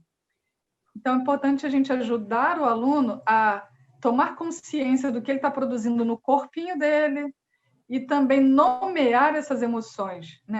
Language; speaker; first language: Portuguese; native; Portuguese